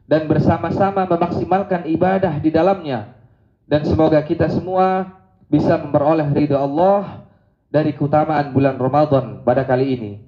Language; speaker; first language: Indonesian; native; Indonesian